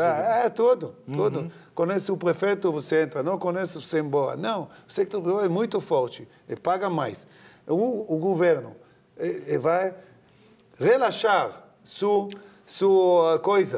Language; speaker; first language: Portuguese; non-native, learner; Hebrew